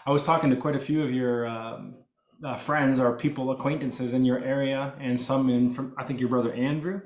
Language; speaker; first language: English; native; English